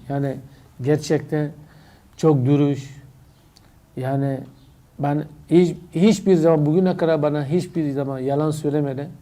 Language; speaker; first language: Turkish; non-native, learner; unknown